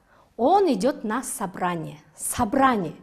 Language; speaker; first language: Russian; non-native, fluent; Mongolian